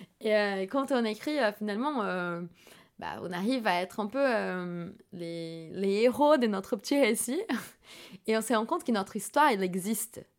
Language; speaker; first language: French; non-native, fluent; Portuguese